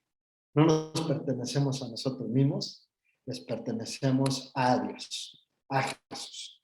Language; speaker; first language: Spanish; native; Spanish